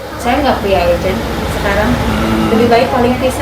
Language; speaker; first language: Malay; non-native, local second language; Sundanese